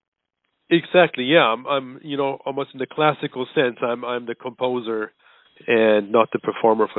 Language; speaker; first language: English; non-native, fluent; German